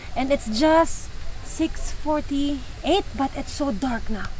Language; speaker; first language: English; non-native, fluent; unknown